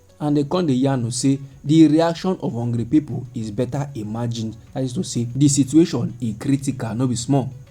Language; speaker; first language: Nigerian Pidgin; native; Nigerian Pidgin